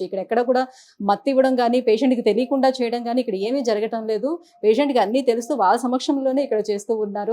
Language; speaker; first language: Telugu; native; Telugu